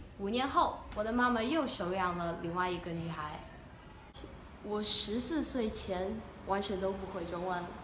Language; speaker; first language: Chinese; non-native, learner; English